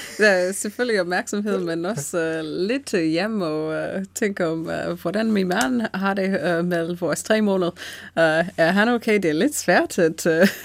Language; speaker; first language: Danish; non-native, fluent; English